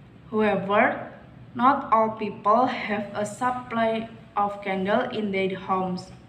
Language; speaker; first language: English; non-native, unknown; Indonesian